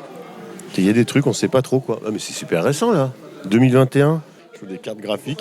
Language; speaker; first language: French; native; French